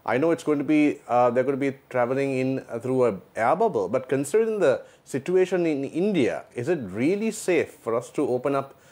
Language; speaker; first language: English; non-native, local second language; Sinhala